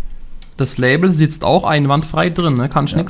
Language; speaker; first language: German; native; German